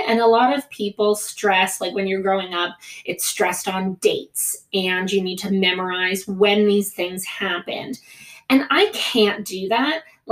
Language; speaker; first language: English; early bilingual, other home language; Greek